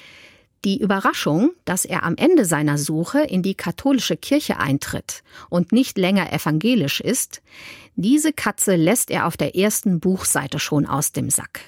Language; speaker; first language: German; native; German